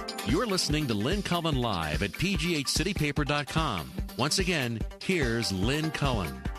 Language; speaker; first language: English; native; English